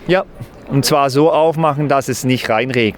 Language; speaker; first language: German; native; German